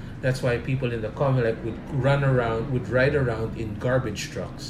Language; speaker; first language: English; non-native, local second language; Filipino